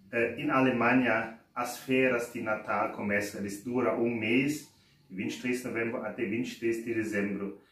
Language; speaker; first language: Portuguese; non-native, fluent; German